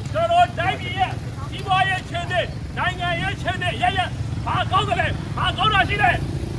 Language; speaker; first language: Burmese; native; Burmese